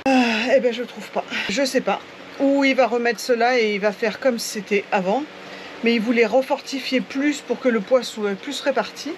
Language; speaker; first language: French; native; French